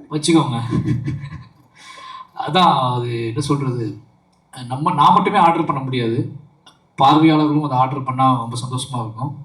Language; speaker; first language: Tamil; native; Tamil